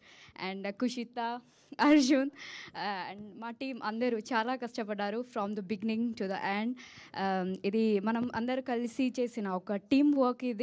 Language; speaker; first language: Telugu; non-native, learner; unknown